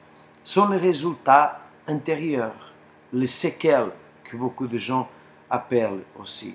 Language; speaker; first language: French; non-native, fluent; Portuguese